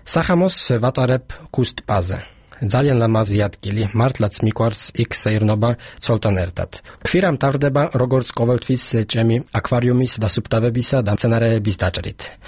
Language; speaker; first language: Georgian; non-native, fluent; Polish